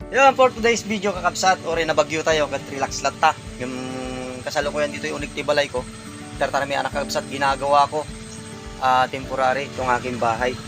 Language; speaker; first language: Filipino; non-native, local second language; Iloko